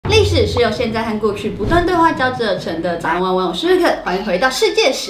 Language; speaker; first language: Chinese; native; Chinese